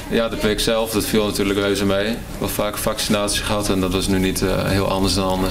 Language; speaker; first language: Dutch; native; Dutch